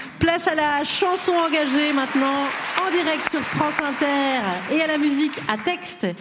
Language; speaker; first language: French; native; French